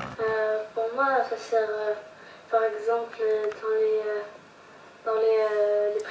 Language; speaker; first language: French; early bilingual, other home language; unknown